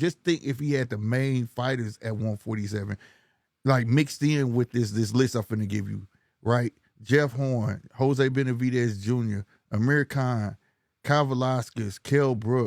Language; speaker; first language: English; native; English